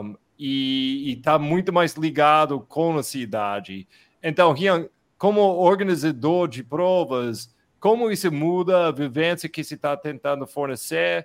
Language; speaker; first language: Portuguese; non-native, fluent; English